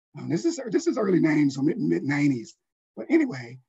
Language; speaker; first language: English; native; English